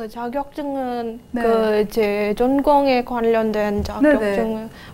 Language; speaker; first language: Korean; non-native, fluent; Indonesian